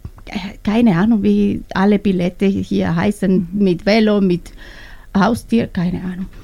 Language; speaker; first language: German; non-native, learner; Spanish